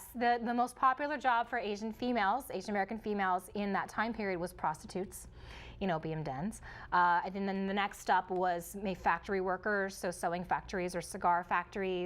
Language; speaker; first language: English; early bilingual, other home language; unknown